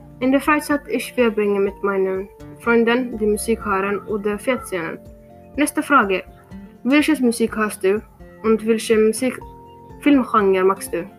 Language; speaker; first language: German; non-native, learner; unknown